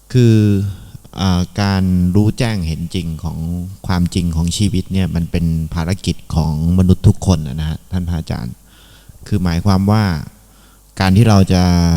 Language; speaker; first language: Thai; native; Thai